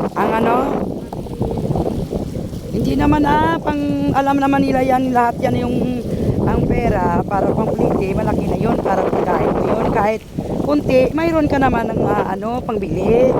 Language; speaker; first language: Filipino; non-native, local second language; Hiligaynon